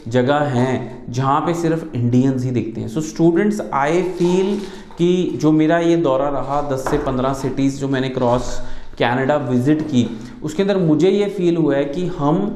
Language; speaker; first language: Hindi; non-native, local second language; Punjabi